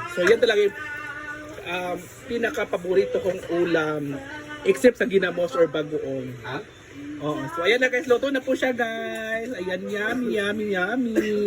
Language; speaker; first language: Filipino; non-native, local second language; Cebuano